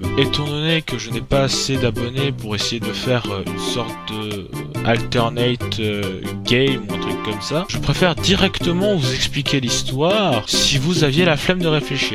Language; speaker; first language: French; native; French